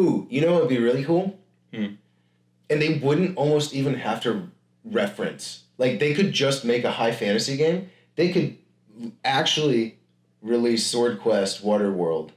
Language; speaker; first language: English; native; English